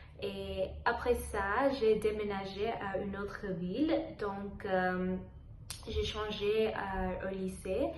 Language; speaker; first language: French; non-native, learner; Telugu